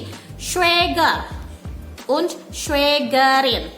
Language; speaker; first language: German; non-native, learner; Indonesian